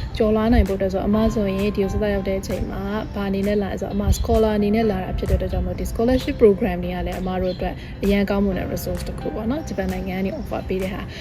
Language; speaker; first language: Burmese; native; Burmese